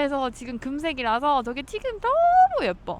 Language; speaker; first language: Korean; native; Korean